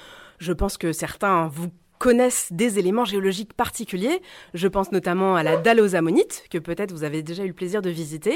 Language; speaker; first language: French; native; French